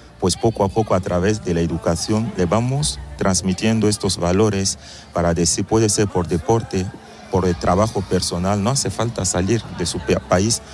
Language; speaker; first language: Spanish; non-native, fluent; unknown